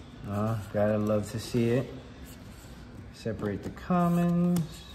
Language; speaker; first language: English; native; English